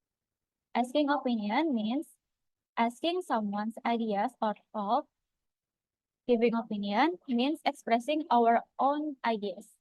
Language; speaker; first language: English; non-native, fluent; Indonesian